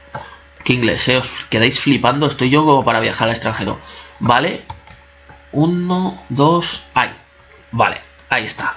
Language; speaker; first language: Spanish; native; Spanish